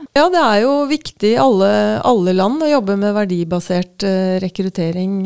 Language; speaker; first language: Norwegian; native; Norwegian